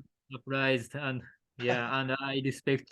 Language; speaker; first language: English; non-native, learner; Japanese